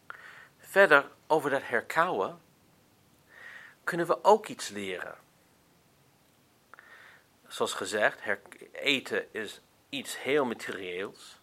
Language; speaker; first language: Dutch; non-native, fluent; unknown